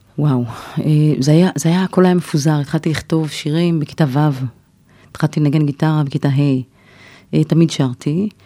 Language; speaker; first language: Hebrew; native; Hebrew